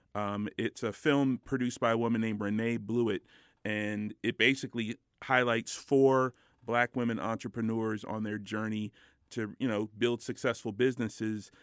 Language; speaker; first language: English; native; English